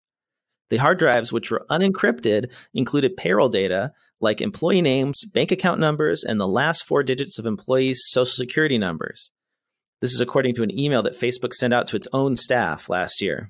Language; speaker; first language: English; native; English